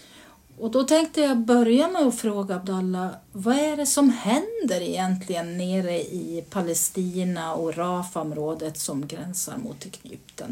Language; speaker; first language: Swedish; native; Swedish